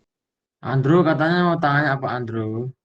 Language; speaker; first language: Indonesian; native; Indonesian